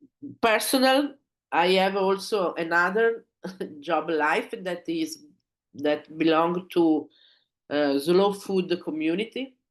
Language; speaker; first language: English; non-native, learner; Italian